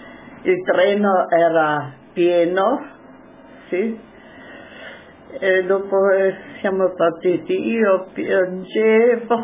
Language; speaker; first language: Italian; non-native, local second language; German